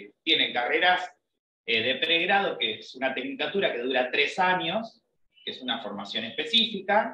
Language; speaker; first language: Spanish; native; Spanish